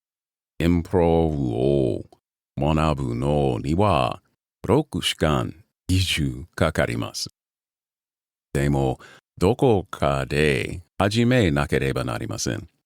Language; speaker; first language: Japanese; non-native, learner; English